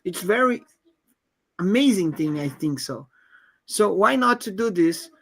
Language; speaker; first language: English; non-native, fluent; Portuguese